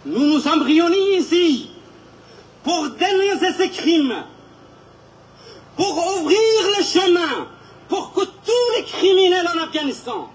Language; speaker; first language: French; non-native, fluent; Persian